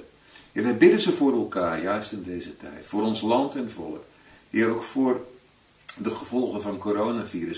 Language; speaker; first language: Dutch; native; Dutch